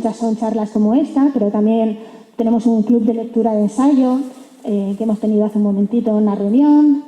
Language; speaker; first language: Spanish; native; Spanish